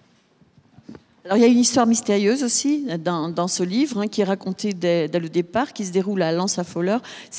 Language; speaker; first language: French; native; French